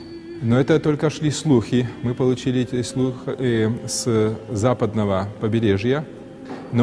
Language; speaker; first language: Russian; native; Russian